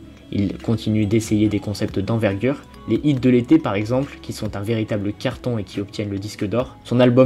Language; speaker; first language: French; native; French